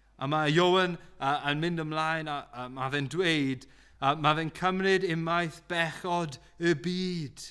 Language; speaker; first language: Welsh; non-native, local second language; English